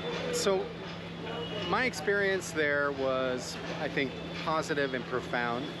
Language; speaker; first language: English; native; English